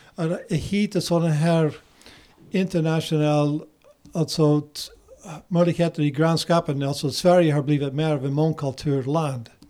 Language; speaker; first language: Swedish; non-native, fluent; English